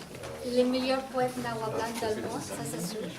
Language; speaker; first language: French; non-native, learner; Spanish